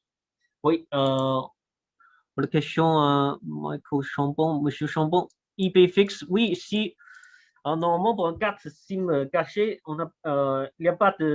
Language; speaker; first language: French; non-native, fluent; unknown